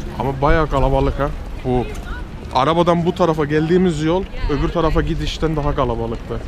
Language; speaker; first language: Turkish; early bilingual, heritage; Turkish